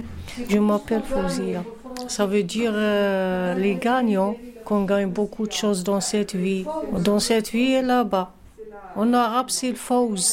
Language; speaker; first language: French; non-native, learner; Arabic